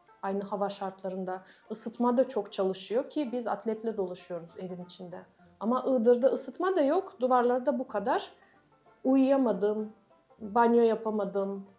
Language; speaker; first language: Turkish; non-native, fluent; Russian